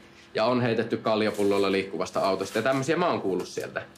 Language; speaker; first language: Finnish; native; Finnish